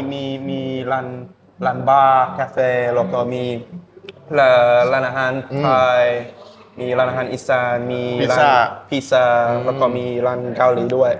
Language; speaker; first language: Thai; non-native, learner; English